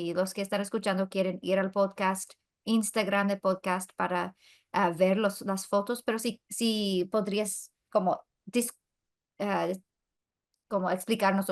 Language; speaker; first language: Spanish; non-native, fluent; English